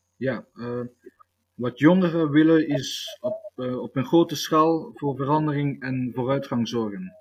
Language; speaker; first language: Dutch; early bilingual, other home language; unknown